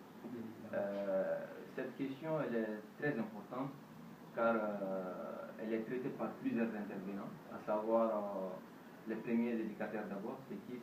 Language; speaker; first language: French; non-native, local second language; Bambara